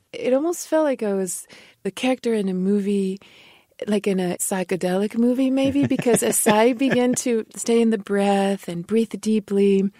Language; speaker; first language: English; non-native, fluent; Spanish